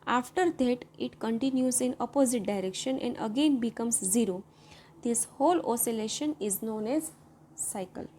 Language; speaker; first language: English; non-native, local second language; Gujarati